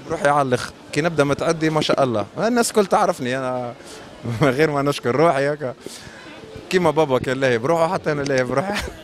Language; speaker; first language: Arabic; native; Arabic